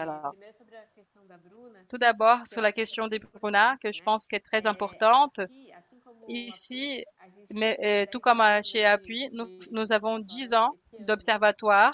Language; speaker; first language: French; non-native, fluent; Portuguese